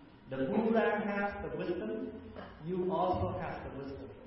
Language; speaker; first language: English; non-native, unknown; Vietnamese